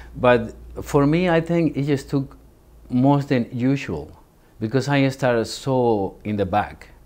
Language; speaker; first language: English; non-native, fluent; Spanish